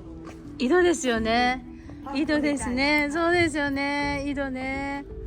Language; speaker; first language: Japanese; native; Japanese